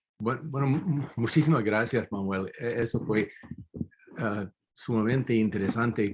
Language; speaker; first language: Spanish; non-native, fluent; English